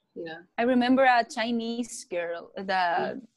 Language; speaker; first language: English; non-native, learner; Spanish